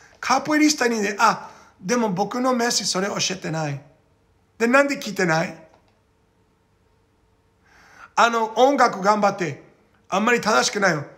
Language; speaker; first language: Japanese; non-native, learner; Portuguese